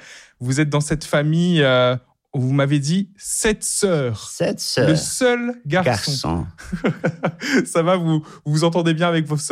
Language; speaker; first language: French; native; French